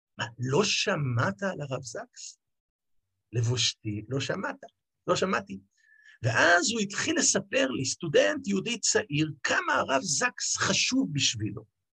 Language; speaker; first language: Hebrew; native; Hebrew